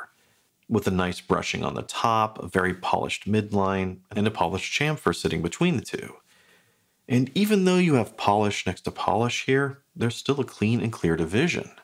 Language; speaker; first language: English; native; English